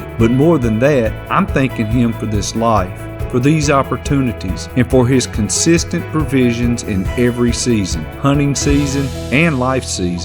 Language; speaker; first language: English; native; English